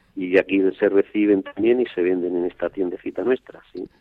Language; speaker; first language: Spanish; native; Spanish